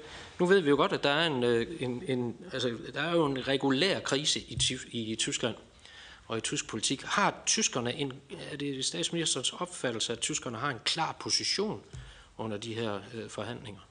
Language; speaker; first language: Danish; native; Danish